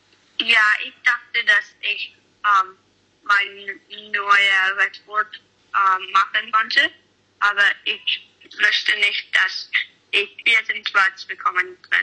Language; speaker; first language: German; non-native, learner; English